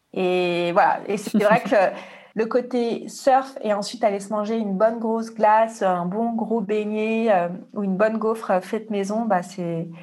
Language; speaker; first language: French; native; French